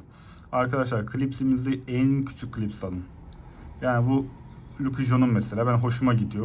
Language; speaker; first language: Turkish; native; Turkish